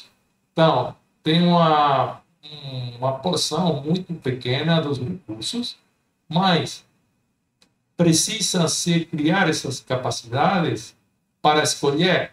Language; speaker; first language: Portuguese; non-native, fluent; Spanish